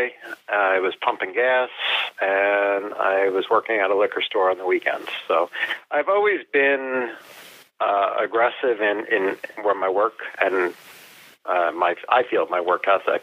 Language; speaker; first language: English; native; English